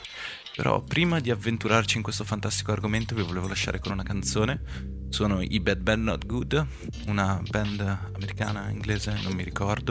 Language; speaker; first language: Italian; native; Italian